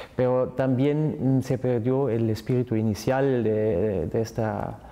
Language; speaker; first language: Spanish; non-native, fluent; German